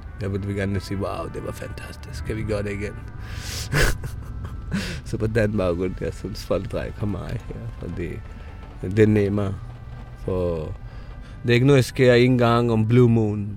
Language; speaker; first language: Danish; non-native, fluent; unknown